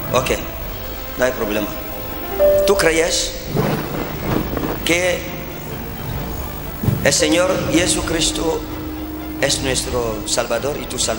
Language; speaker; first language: Spanish; non-native, learner; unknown